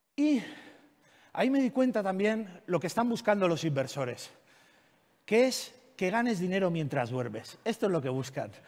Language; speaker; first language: Spanish; non-native, local second language; Catalan